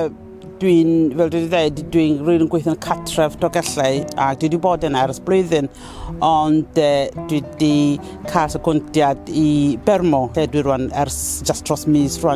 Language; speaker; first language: Welsh; non-native, fluent; Southern Sotho